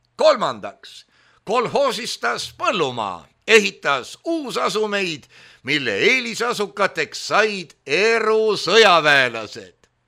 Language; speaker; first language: Estonian; native; Estonian